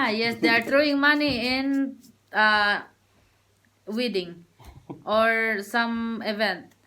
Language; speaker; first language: English; non-native, learner; Filipino